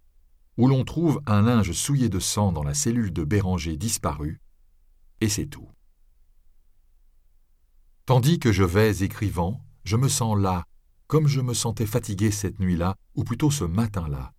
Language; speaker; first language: French; native; French